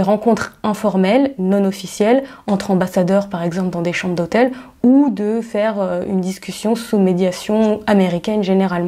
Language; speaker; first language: French; native; French